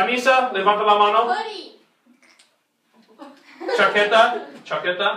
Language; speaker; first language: Spanish; non-native, fluent; English